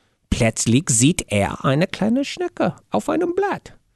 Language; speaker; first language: German; non-native, learner; English